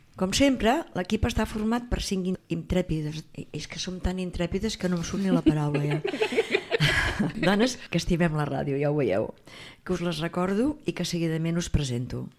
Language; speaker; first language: Catalan; native; Catalan